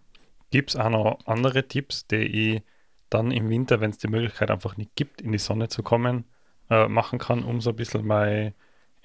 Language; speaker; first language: German; native; German